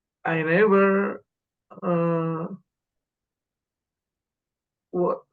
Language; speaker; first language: English; non-native, learner; Indonesian